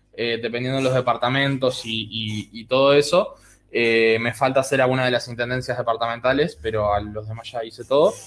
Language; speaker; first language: Spanish; native; Spanish